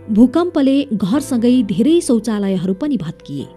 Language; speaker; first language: Nepali; native; Nepali